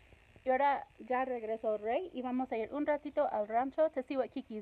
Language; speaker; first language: Spanish; non-native, learner; English